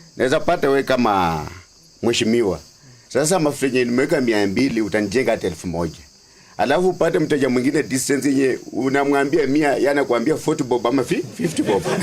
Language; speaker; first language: Swahili; non-native, local second language; Luyia